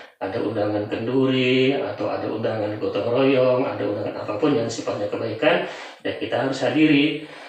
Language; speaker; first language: Indonesian; non-native, local second language; Javanese